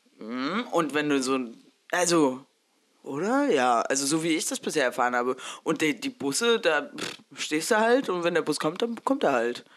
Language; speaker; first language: German; early bilingual, other home language; Spanish